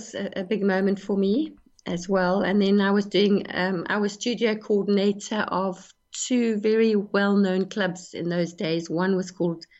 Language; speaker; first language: English; native; English